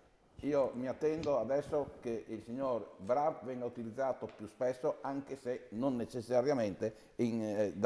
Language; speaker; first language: Italian; native; Italian